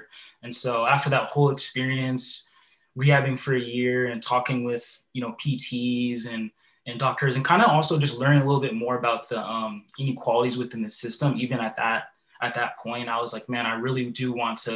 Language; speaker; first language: English; native; English